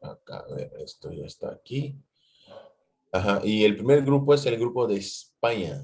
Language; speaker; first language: Spanish; non-native, fluent; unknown